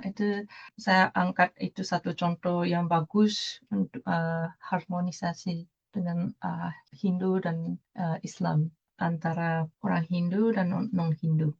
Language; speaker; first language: Indonesian; non-native, fluent; Japanese